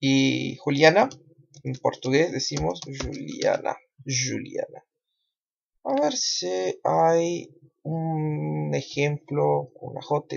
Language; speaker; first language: Spanish; non-native, fluent; Portuguese